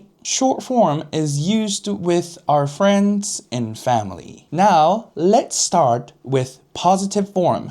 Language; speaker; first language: English; non-native, fluent; Japanese